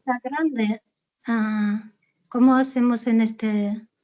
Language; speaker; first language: Spanish; non-native, fluent; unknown